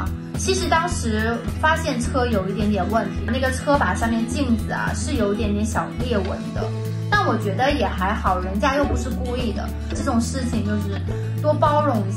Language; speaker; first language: Chinese; native; Chinese